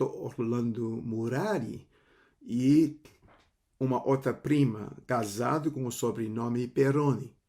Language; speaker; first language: Portuguese; non-native, fluent; Cantonese